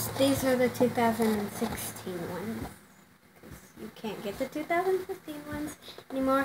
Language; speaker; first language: English; native; English